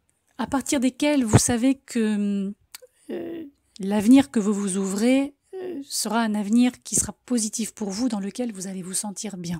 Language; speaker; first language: French; native; French